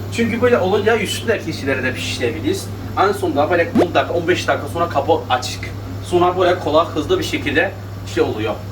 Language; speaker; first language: Turkish; non-native, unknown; Chinese